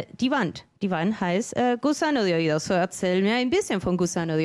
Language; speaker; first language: German; non-native, fluent; Spanish